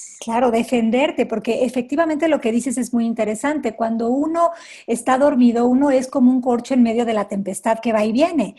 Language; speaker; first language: Spanish; native; Spanish